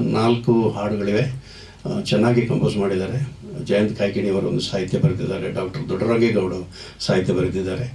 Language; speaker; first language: Kannada; non-native, local second language; Tulu